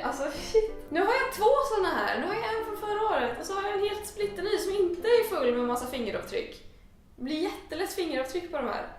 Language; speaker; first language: Swedish; native; Swedish